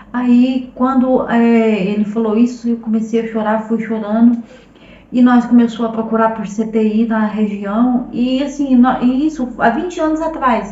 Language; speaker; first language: Portuguese; native; Portuguese